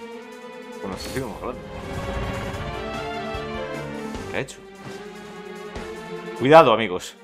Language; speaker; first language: Spanish; native; Spanish